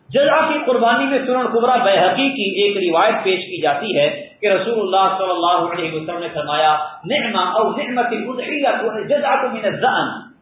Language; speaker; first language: Urdu; non-native, local second language; Punjabi